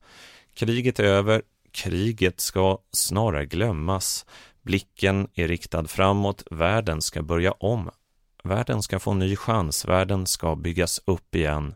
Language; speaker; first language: Swedish; native; Swedish